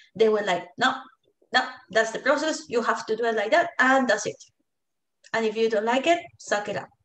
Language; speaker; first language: English; non-native, fluent; Spanish